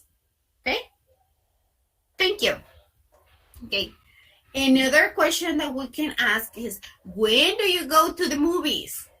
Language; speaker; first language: English; non-native, fluent; Spanish